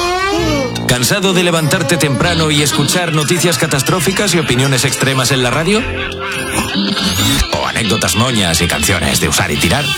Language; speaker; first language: Spanish; native; Spanish